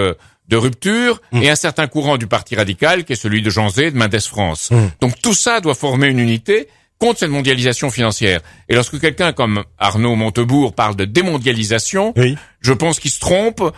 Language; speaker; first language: French; native; French